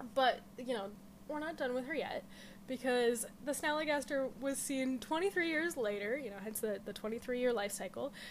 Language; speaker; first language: English; native; English